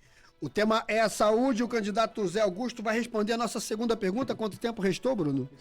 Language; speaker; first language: Portuguese; native; Portuguese